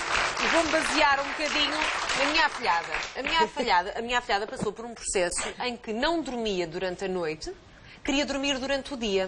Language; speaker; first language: Portuguese; native; Portuguese